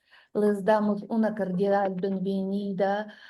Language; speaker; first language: Spanish; non-native, learner; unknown